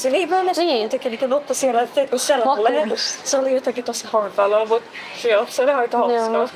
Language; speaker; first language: Finnish; non-native, fluent; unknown